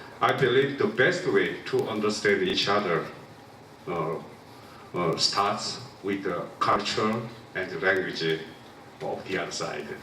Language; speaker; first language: English; non-native, local second language; Korean